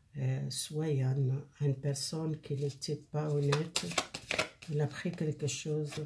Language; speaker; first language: French; non-native, fluent; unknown